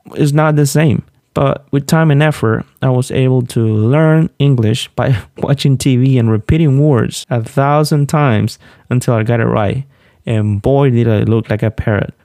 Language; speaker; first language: English; non-native, fluent; Spanish